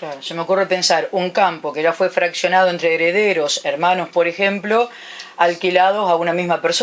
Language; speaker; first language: Spanish; native; Spanish